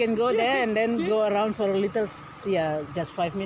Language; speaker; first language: English; non-native, learner; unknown